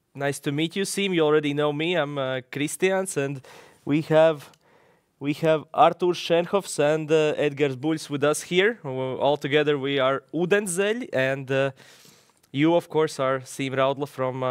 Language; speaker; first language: English; non-native, fluent; Latvian